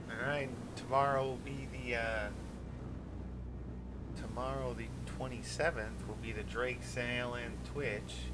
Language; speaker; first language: English; native; English